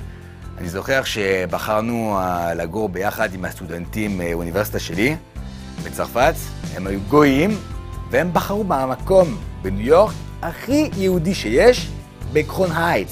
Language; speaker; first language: Hebrew; non-native, fluent; French